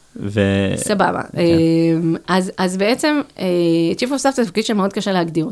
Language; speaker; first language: Hebrew; native; Hebrew